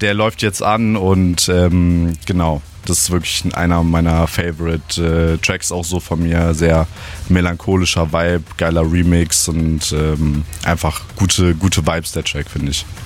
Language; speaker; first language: German; native; German